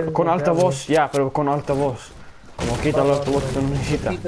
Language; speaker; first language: Spanish; non-native, learner; English